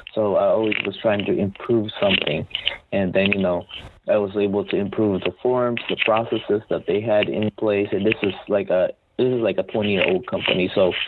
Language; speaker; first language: English; non-native, local second language; Filipino